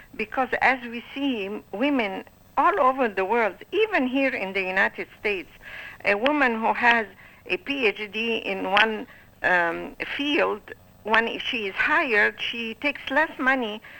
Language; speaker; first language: English; non-native, fluent; Arabic